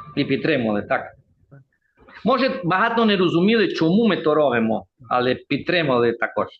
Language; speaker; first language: Ukrainian; early bilingual, heritage; Ukrainian